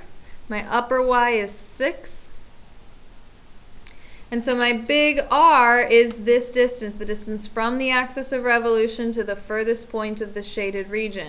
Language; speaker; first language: English; native; English